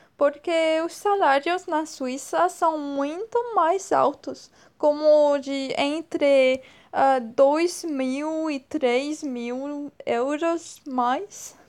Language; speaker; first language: Portuguese; non-native, fluent; French